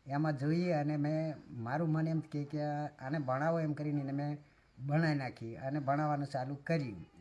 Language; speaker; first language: Gujarati; non-native, local second language; Rathawi